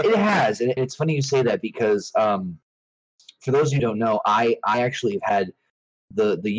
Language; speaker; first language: English; native; English